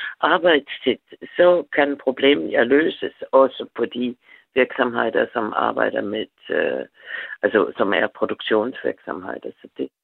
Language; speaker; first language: Danish; non-native, fluent; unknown